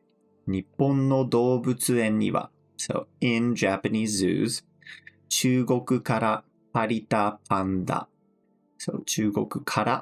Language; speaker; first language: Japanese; non-native, fluent; English